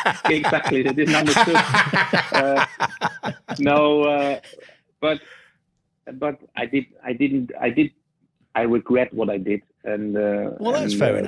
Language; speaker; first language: English; non-native, fluent; German